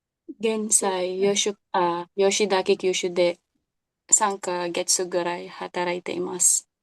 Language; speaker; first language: Japanese; non-native, learner; Filipino